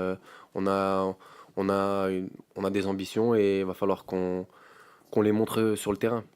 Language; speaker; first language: French; native; French